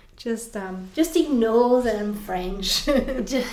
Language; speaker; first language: English; non-native, fluent; French